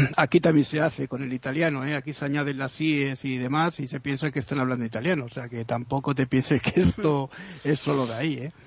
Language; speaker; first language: Spanish; native; Spanish